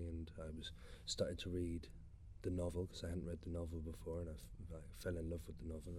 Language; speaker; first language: English; native; English